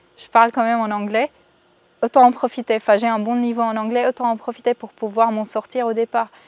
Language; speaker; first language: French; non-native, fluent; Arabic